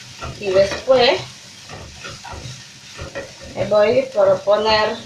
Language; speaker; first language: Spanish; non-native, learner; Indonesian